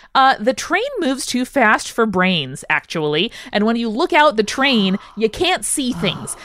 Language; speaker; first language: English; native; English